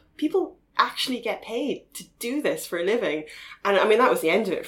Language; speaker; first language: English; native; English